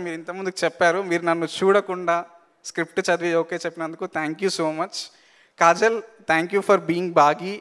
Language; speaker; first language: Telugu; native; Telugu